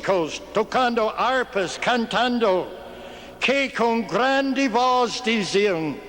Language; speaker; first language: Portuguese; non-native, fluent; English